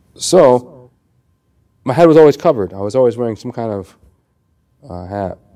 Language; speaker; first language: English; native; English